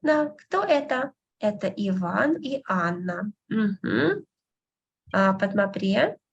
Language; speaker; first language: Russian; non-native, fluent; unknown